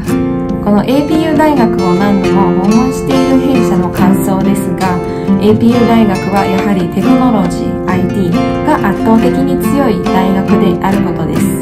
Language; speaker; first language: Japanese; non-native, fluent; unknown